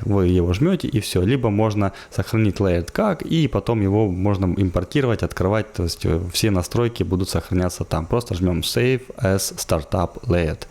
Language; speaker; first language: Russian; native; Russian